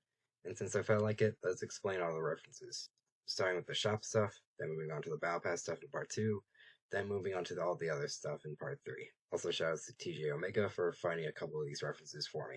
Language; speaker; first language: English; native; English